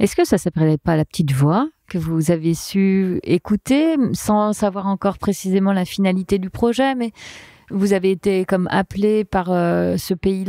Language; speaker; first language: French; native; French